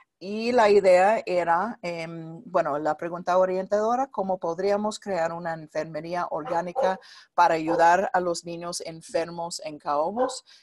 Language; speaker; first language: Spanish; non-native, fluent; English